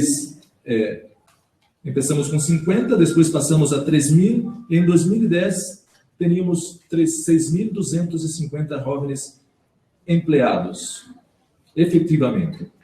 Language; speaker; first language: Spanish; non-native, learner; Portuguese